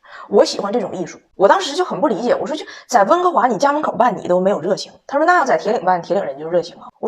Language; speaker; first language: Chinese; native; Chinese